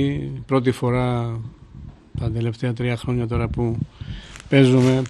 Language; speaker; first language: Greek; non-native, fluent; Georgian